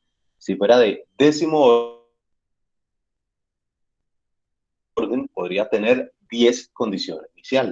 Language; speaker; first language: Spanish; native; Spanish